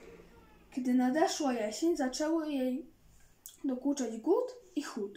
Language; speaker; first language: Polish; native; Polish